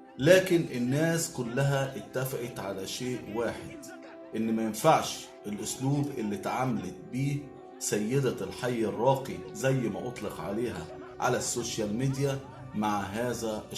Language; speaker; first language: Arabic; native; Arabic